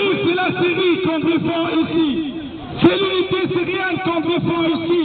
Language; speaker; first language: French; non-native, fluent; Arabic